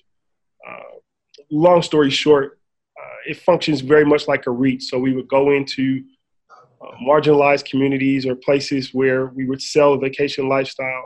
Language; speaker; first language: English; native; English